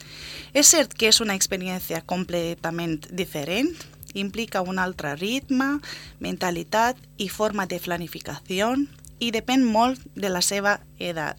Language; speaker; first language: Catalan; non-native, learner; Spanish